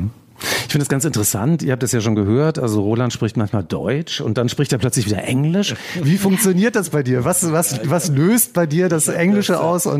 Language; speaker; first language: German; native; German